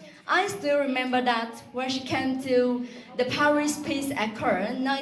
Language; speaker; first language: English; non-native, fluent; Vietnamese